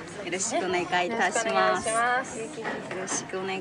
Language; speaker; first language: Japanese; non-native, fluent; Chinese